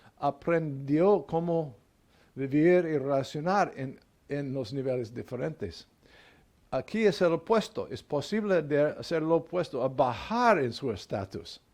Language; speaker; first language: Spanish; non-native, fluent; English